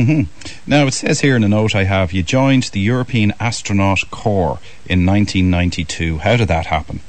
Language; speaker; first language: English; native; English